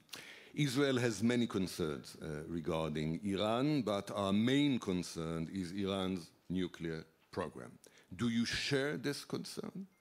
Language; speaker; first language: English; non-native, fluent; Hebrew